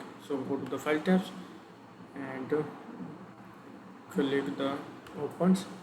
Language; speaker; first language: English; non-native, learner; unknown